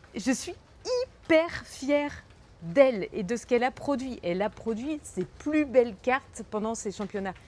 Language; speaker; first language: French; native; French